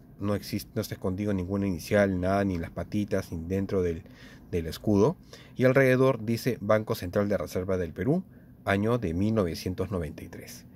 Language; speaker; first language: Spanish; native; Spanish